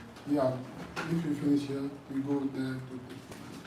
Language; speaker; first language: English; non-native, fluent; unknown